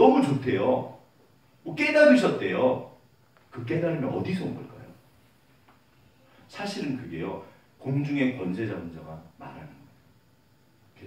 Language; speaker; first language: Korean; native; Korean